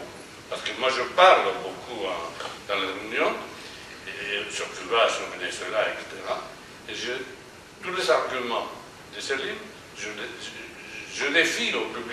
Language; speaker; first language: French; non-native, fluent; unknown